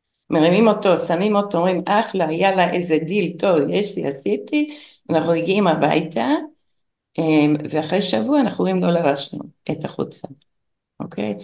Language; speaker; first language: Hebrew; non-native, fluent; English